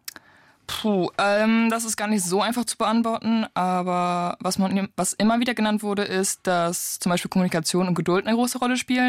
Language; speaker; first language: German; native; German